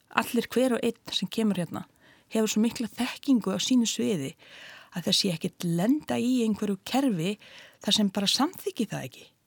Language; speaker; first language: Icelandic; non-native, fluent; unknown